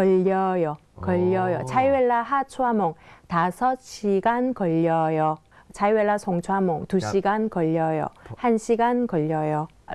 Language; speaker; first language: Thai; non-native, fluent; Korean